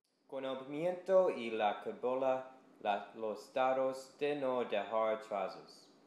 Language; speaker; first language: Spanish; non-native, learner; English